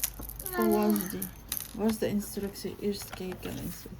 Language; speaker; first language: Dutch; non-native, learner; Filipino